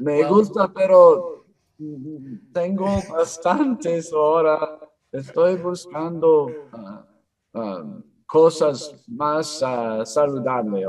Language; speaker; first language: Spanish; non-native, fluent; English